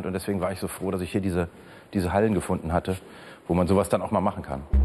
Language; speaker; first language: German; native; German